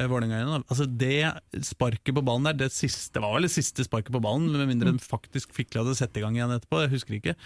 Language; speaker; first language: Norwegian; native; Norwegian